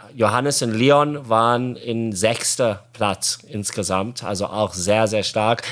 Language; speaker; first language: German; non-native, fluent; Arabic